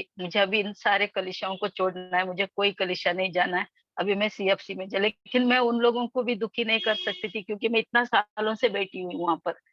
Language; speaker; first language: Hindi; non-native, local second language; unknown